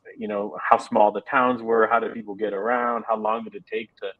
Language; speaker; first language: English; native; English